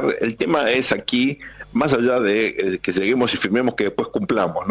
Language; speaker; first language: Spanish; native; Spanish